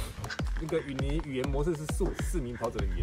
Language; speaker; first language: Chinese; native; Chinese